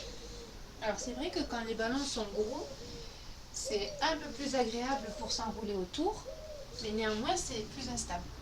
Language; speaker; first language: French; native; French